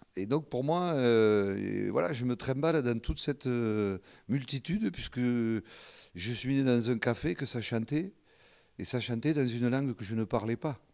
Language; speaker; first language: French; non-native, local second language; Occitan